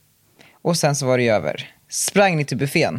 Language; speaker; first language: Swedish; native; Swedish